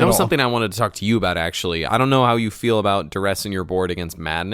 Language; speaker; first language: English; native; English